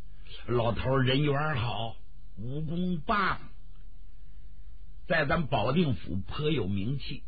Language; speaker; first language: Chinese; native; Chinese